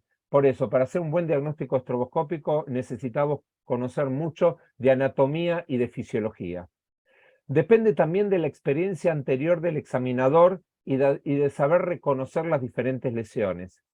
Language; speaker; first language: Spanish; native; Spanish